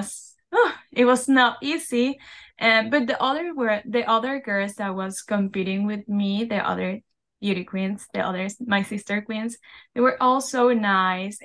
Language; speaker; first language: English; non-native, fluent; Spanish